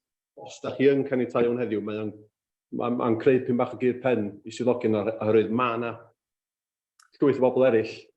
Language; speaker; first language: Welsh; native; Welsh